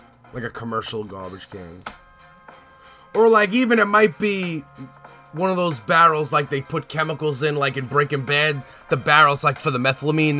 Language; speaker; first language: English; native; English